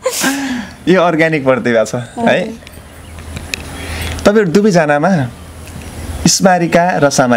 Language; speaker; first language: Nepali; native; Nepali